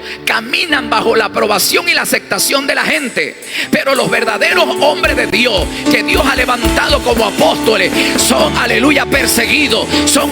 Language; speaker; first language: Spanish; native; Spanish